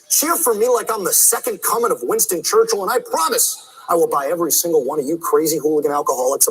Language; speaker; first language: English; native; English